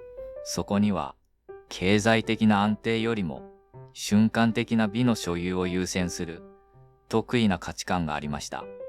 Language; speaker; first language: Japanese; native; Japanese